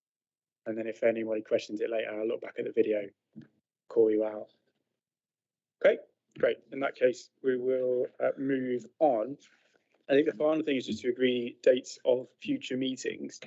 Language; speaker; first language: English; native; English